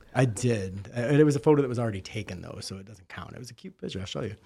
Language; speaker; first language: English; native; English